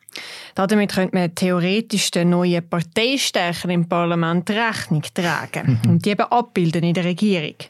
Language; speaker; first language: German; native; German